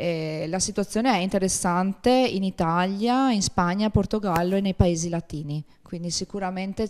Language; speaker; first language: Italian; native; Italian